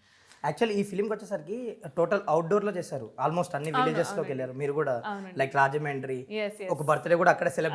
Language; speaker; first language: Telugu; native; Telugu